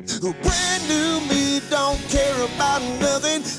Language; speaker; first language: English; native; English